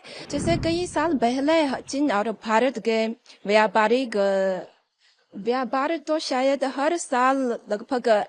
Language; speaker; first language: Hindi; non-native, fluent; Chinese